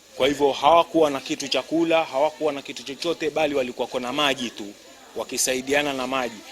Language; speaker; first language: Swahili; native; Swahili